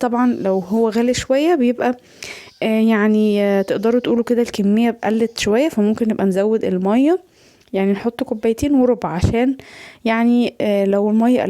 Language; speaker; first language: Arabic; native; Arabic